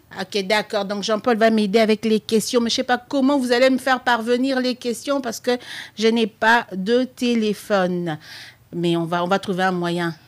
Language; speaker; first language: French; non-native, local second language; Lingala